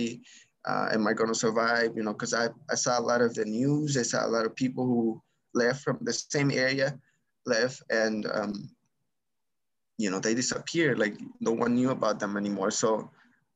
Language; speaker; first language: English; non-native, fluent; Spanish